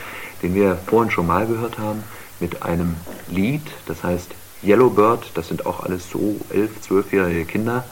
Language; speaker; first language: German; native; German